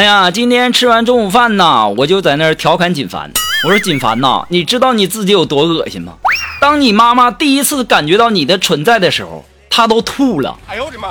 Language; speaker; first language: Chinese; native; Chinese